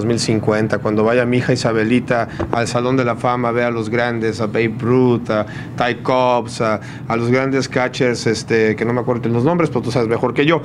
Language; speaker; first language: Spanish; native; Spanish